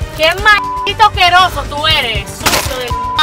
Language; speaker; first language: Spanish; native; Spanish